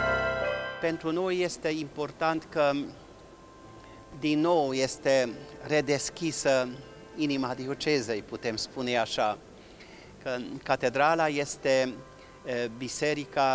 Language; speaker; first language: Romanian; non-native, local second language; Hungarian